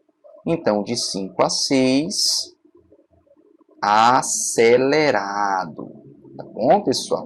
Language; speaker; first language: Portuguese; native; Portuguese